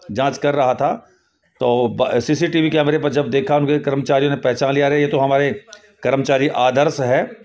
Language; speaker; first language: Hindi; native; Hindi